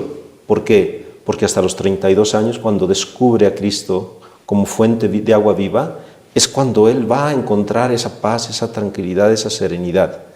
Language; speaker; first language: Spanish; native; Spanish